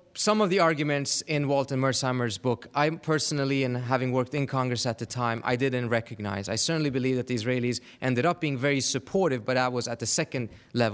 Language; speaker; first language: English; non-native, fluent; Persian